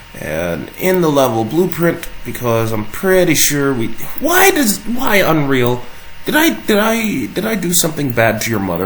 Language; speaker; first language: English; native; English